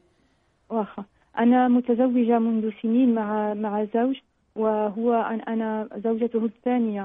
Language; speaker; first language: Arabic; early bilingual, heritage; Arabic